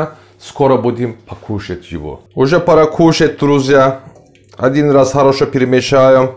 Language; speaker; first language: Russian; non-native, learner; Turkish